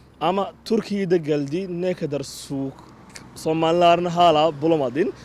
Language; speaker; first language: Turkish; non-native, learner; Somali